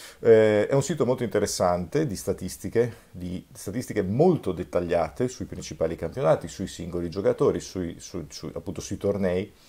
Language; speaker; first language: Italian; native; Italian